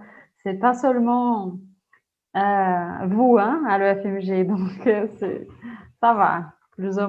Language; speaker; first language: French; non-native, fluent; Portuguese